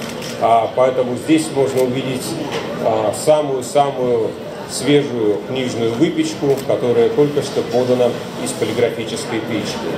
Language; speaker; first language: Russian; native; Russian